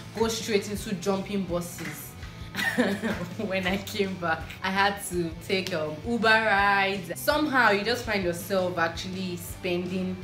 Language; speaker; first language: English; non-native, local second language; Igbo